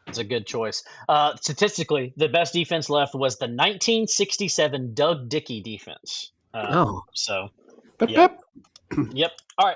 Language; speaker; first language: English; native; English